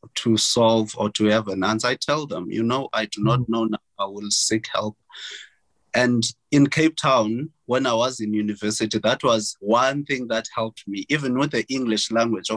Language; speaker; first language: English; non-native, local second language; Xhosa